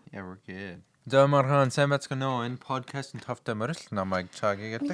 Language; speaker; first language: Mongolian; non-native, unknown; English